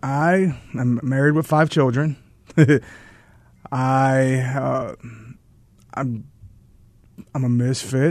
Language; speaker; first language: English; native; English